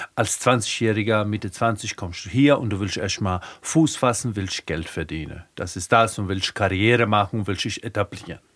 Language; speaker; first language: German; early bilingual, other home language; Croatian